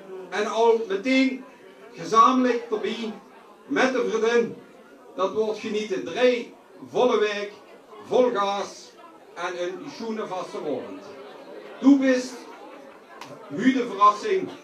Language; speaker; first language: Dutch; non-native, local second language; Limburgish